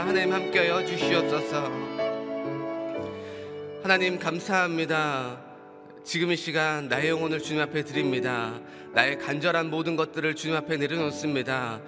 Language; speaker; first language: Korean; native; Korean